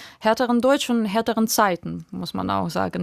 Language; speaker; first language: German; non-native, fluent; Russian